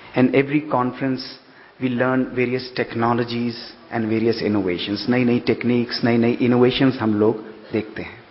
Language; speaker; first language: English; non-native, local second language; Hindi